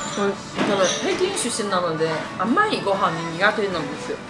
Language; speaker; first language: Japanese; non-native, fluent; Chinese